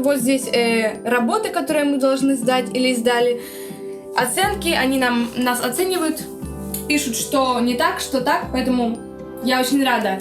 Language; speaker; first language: Russian; early bilingual, other home language; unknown